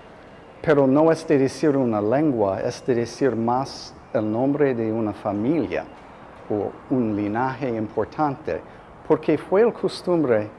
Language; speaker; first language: Spanish; non-native, fluent; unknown